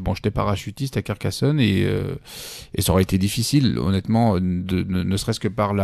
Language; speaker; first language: French; native; French